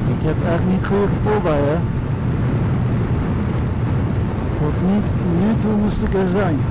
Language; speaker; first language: Dutch; non-native, fluent; Turkish